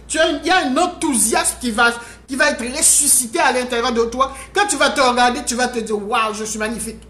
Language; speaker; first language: French; non-native, local second language; Haitian Creole